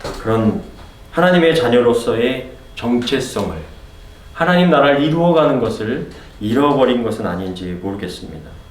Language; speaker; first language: Korean; native; Korean